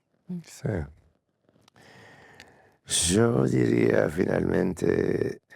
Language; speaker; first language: Spanish; non-native, fluent; English